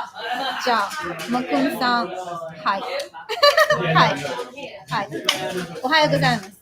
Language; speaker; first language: Japanese; non-native, learner; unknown